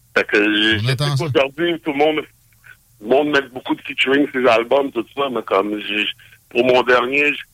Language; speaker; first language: French; native; French